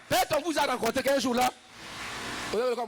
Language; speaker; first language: French; non-native, local second language; Lingala